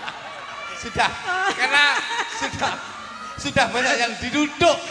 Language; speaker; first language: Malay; non-native, local second language; Javanese